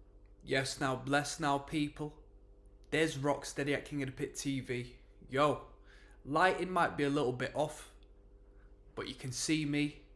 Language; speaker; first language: English; native; English